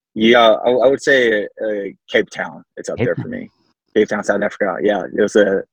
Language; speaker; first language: English; early bilingual, other home language; Samoan